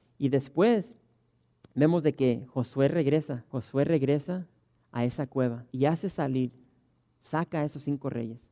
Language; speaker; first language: Spanish; early bilingual, heritage; Spanish